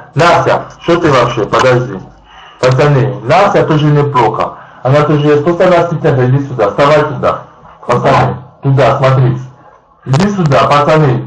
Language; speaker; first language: Russian; non-native, learner; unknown